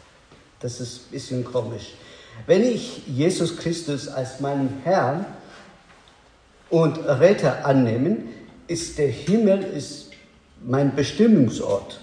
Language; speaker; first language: German; non-native, learner; Azerbaijani